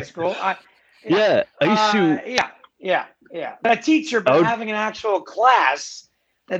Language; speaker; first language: English; native; English